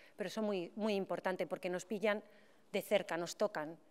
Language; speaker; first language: Spanish; native; Spanish